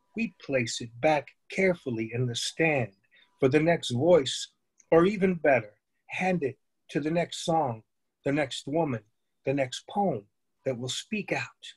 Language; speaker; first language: English; native; English